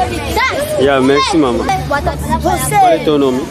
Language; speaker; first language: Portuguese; non-native, fluent; Lingala